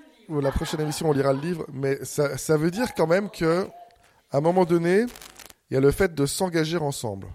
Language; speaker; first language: French; native; French